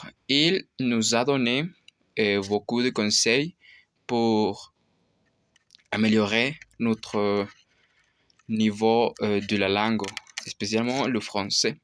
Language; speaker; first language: French; non-native, learner; Spanish